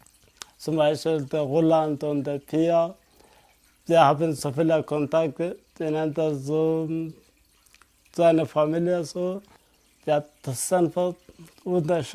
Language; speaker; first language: German; non-native, learner; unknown